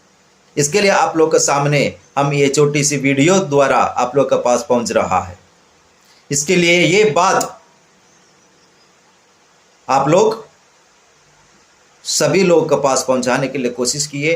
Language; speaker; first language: Hindi; non-native, local second language; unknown